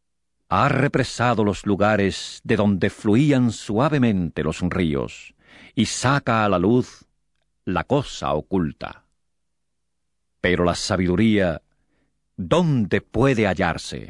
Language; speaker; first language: Spanish; native; Spanish